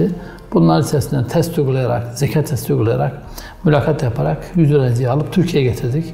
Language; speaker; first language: Turkish; native; Turkish